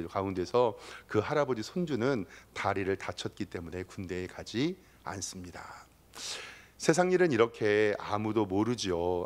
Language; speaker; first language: Korean; native; Korean